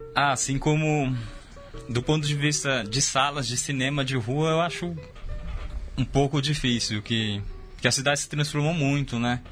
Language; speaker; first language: Portuguese; native; Portuguese